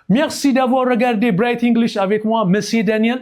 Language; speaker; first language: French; non-native, fluent; Amharic